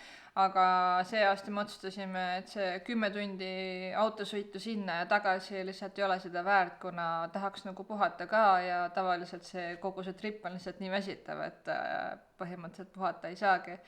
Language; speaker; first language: Estonian; native; Estonian